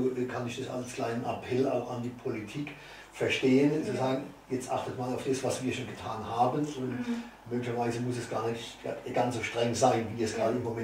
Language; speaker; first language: German; native; German